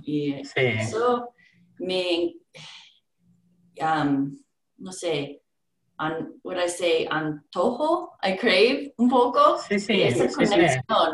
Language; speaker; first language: Spanish; non-native, learner; English